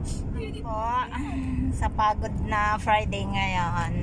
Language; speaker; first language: Filipino; non-native, local second language; Cebuano